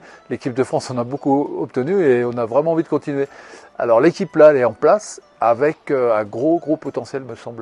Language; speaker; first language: French; native; French